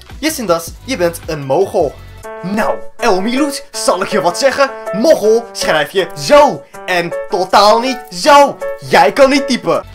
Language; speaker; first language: Dutch; early bilingual, other home language; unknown